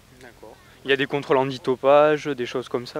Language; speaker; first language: French; native; French